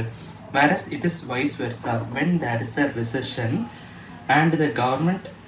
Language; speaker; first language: English; non-native, local second language; Tamil